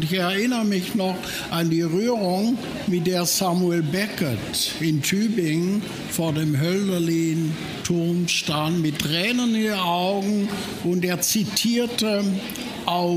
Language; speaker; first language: German; native; German